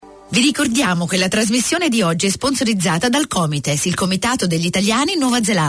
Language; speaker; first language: Italian; early bilingual, heritage; Italian